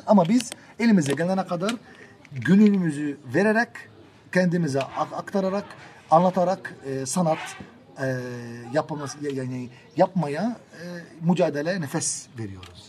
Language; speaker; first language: Turkish; non-native, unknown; Arabic